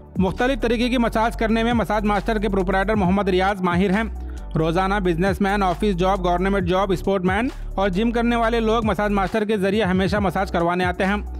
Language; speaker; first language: Hindi; non-native, local second language; Urdu